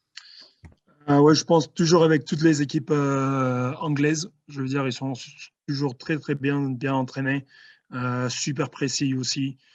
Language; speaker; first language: French; non-native, fluent; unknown